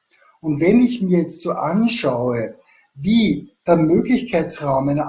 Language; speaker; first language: German; native; German